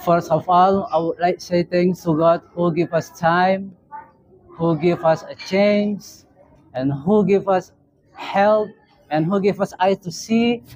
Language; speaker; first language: English; non-native, learner; Indonesian